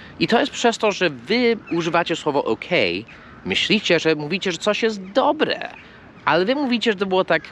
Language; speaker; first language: Polish; non-native, fluent; English